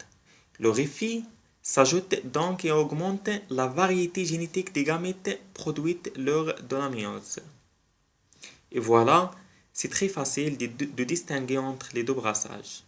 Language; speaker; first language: French; non-native, local second language; Arabic